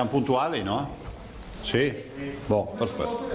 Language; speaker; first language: Italian; native; Italian